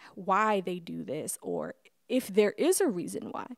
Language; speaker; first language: English; native; English